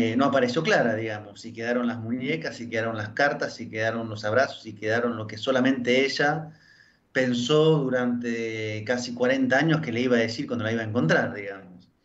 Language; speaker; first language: Spanish; early bilingual, heritage; French